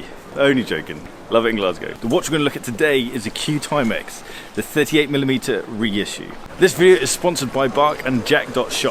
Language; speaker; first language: English; native; English